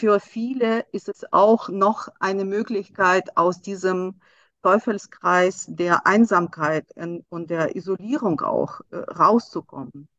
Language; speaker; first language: German; non-native, fluent; Russian